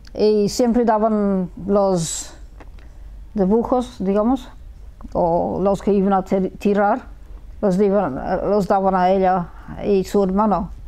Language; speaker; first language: Spanish; early bilingual, heritage; Spanish